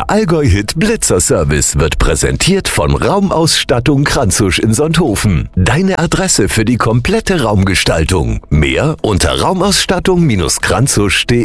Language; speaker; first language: German; native; German